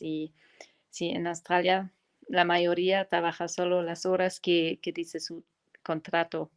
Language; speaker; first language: Spanish; non-native, fluent; German